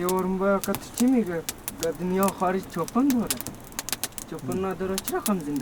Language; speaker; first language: Persian; non-native, local second language; Kyrgyz